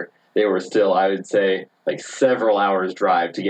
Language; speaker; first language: English; native; English